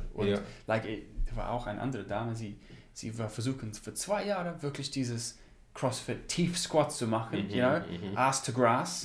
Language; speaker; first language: German; non-native, learner; English